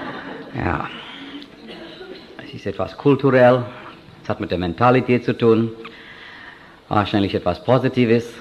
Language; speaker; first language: German; non-native, fluent; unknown